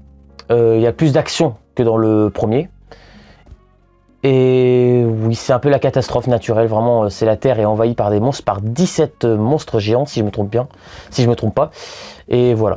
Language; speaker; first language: French; native; French